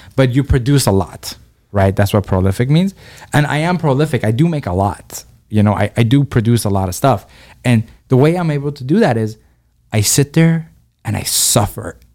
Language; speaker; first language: English; early bilingual, other home language; Persian